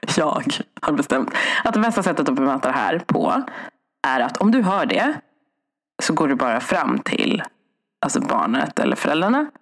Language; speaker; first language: Swedish; early bilingual, other home language; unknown